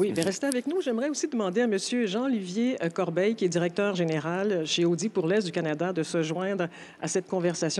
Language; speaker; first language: French; native; French